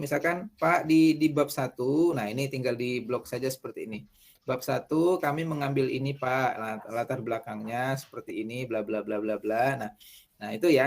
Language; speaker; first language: Indonesian; native; Indonesian